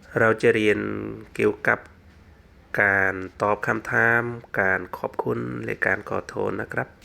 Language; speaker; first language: Thai; non-native, fluent; Khmer